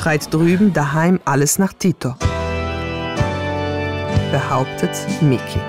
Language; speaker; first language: German; native; German